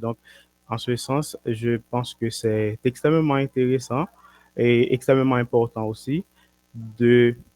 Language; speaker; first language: French; non-native, local second language; Haitian Creole